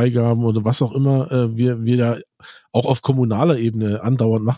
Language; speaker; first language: German; native; German